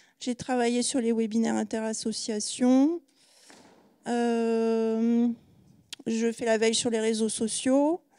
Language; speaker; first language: French; native; French